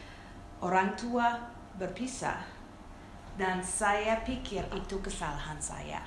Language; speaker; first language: Indonesian; non-native, fluent; English